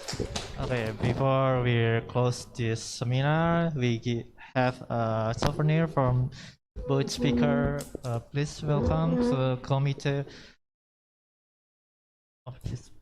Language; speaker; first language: English; non-native, learner; Indonesian